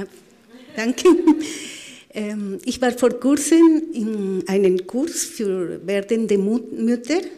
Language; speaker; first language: German; non-native, fluent; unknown